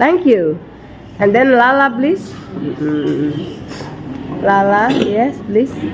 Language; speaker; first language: English; non-native, fluent; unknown